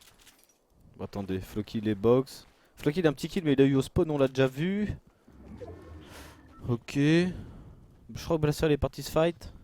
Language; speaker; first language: French; native; French